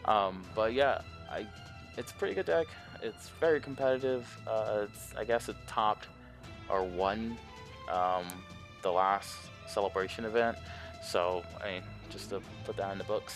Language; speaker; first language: English; native; English